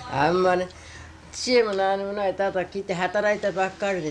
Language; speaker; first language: Japanese; native; Japanese